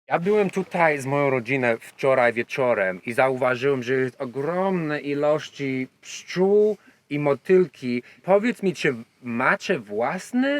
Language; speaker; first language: Polish; non-native, learner; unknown